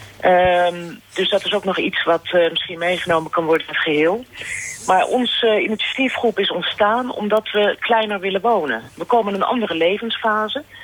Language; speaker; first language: Dutch; native; Dutch